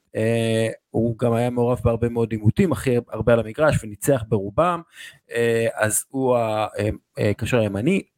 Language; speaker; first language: Hebrew; native; Hebrew